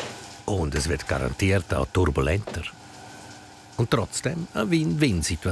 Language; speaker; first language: German; native; German